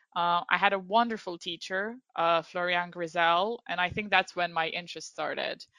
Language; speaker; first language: English; non-native, fluent; Romanian